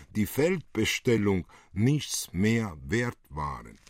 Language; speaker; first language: German; early bilingual, other home language; Italian